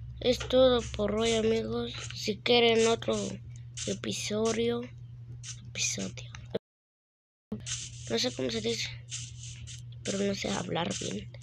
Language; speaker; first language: Spanish; early bilingual, heritage; Spanish